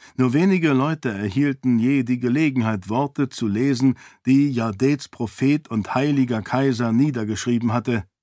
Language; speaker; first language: German; native; German